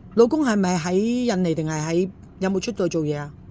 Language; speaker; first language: Cantonese; native; Cantonese